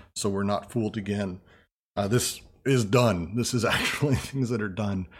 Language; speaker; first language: English; native; English